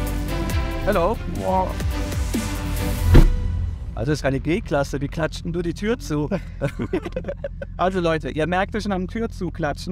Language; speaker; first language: German; native; German